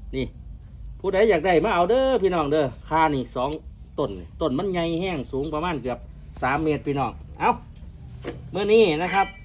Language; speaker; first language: Thai; non-native, local second language; Northeastern Thai